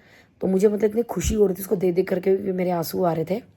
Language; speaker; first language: Hindi; native; Hindi